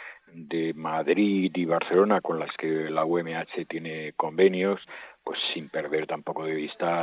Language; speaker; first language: Spanish; native; Spanish